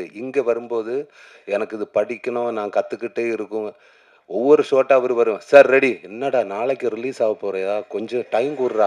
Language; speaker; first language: Tamil; non-native, learner; Malayalam